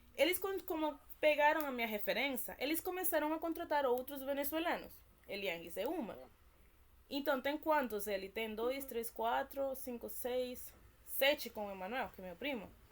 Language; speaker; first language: Portuguese; non-native, fluent; Spanish